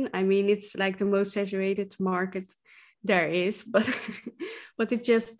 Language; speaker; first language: English; non-native, fluent; Dutch